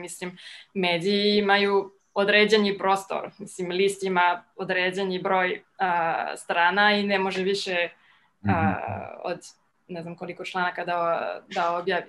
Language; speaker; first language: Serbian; non-native, fluent; French